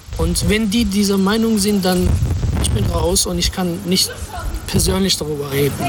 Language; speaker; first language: German; non-native, fluent; Azerbaijani